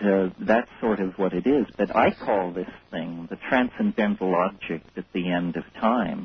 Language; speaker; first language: English; native; English